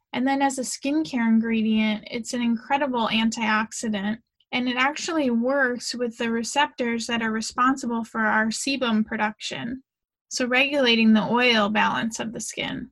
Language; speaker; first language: English; native; English